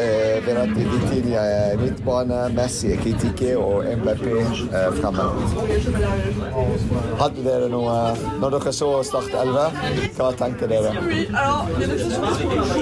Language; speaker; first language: Norwegian; non-native, fluent; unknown